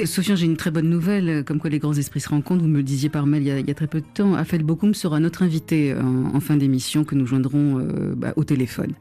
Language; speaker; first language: French; native; French